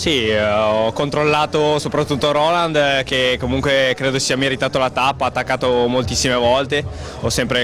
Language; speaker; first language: Italian; native; Italian